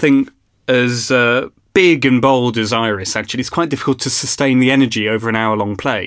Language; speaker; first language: English; native; English